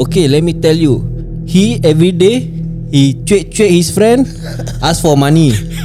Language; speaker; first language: English; non-native, local second language; Malay